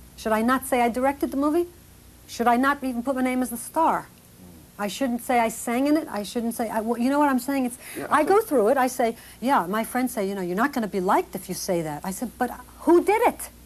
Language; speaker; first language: English; native; English